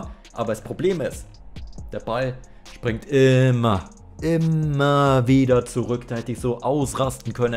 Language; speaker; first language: German; native; German